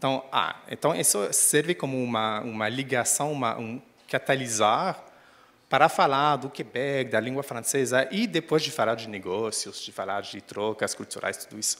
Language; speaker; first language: Portuguese; non-native, fluent; French